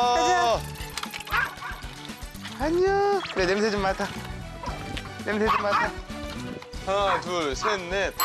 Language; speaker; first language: Korean; native; Korean